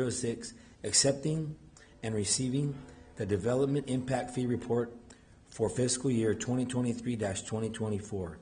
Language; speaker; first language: English; native; English